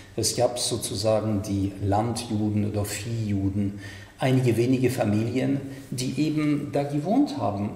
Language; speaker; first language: German; non-native, fluent; French